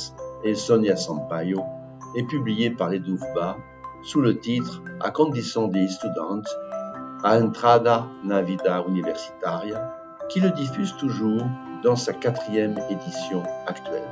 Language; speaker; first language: French; native; French